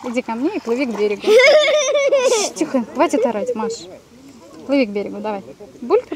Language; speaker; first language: Russian; native; Russian